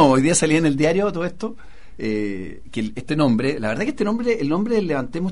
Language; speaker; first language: Spanish; native; Spanish